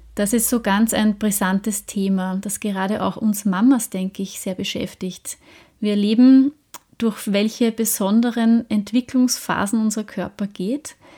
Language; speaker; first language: German; native; German